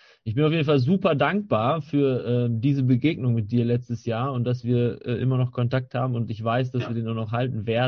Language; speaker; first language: German; native; German